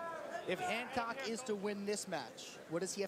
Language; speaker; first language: English; native; English